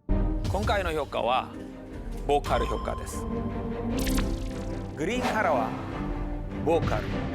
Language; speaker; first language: Japanese; non-native, fluent; Korean